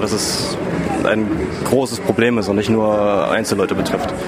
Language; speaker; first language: German; native; German